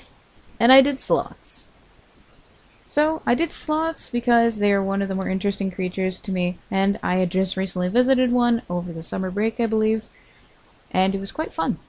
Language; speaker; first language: English; native; English